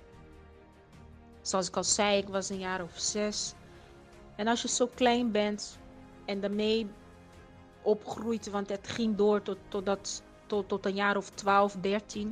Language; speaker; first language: Dutch; early bilingual, other home language; Portuguese